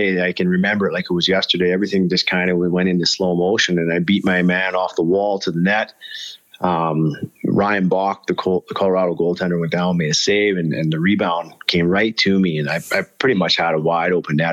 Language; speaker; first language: English; native; English